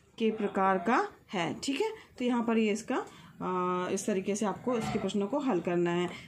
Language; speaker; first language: Hindi; native; Hindi